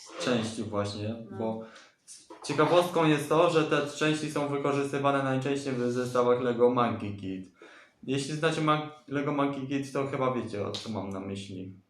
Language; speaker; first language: Polish; native; Polish